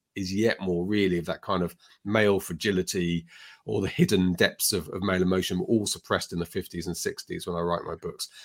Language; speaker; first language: English; native; English